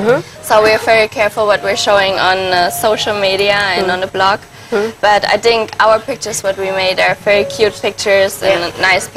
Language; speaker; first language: English; non-native, learner; German